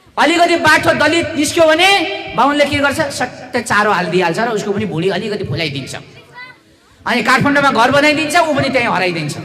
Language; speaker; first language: Nepali; non-native, local second language; Limbu